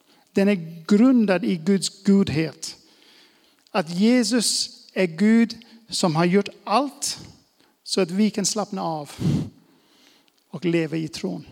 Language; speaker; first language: Swedish; non-native, fluent; English